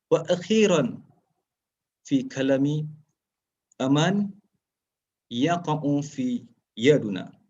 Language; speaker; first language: Arabic; non-native, learner; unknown